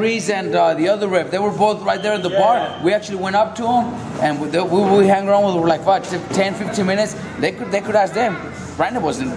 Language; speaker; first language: English; native; English